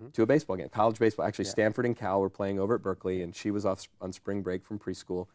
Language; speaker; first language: English; native; English